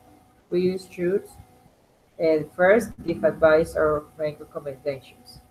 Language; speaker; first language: English; non-native, learner; Spanish